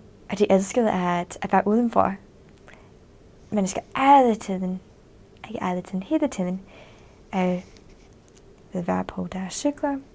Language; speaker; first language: Danish; non-native, fluent; English